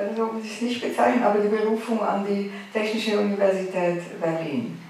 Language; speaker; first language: German; native; German